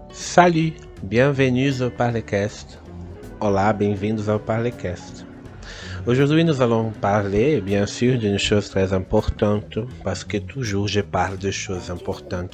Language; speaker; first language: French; non-native, fluent; Portuguese